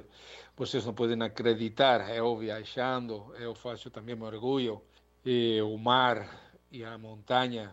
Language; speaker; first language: Portuguese; non-native, learner; Spanish